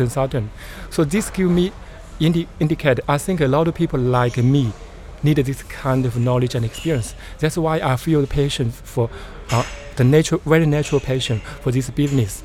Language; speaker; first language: English; non-native, learner; Chinese